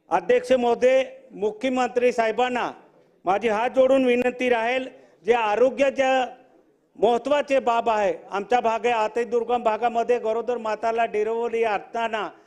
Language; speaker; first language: Marathi; non-native, local second language; Bhili